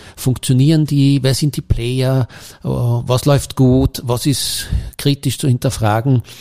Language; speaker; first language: German; native; German